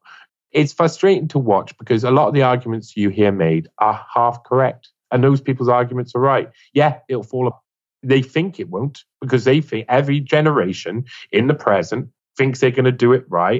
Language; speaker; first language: English; native; English